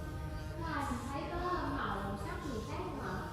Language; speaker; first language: Vietnamese; non-native, fluent; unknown